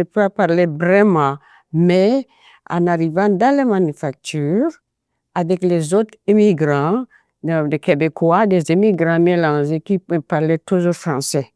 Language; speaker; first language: French; non-native, fluent; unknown